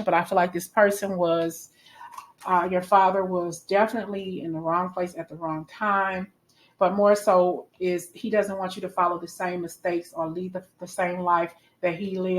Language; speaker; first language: English; native; English